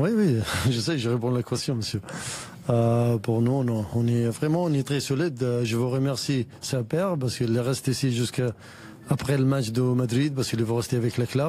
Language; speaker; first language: French; non-native, learner; Arabic